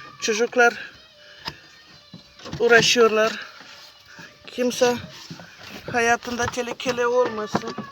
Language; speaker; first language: Turkish; non-native, learner; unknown